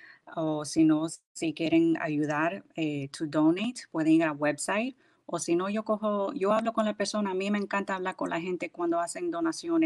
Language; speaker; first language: Spanish; early bilingual, heritage; English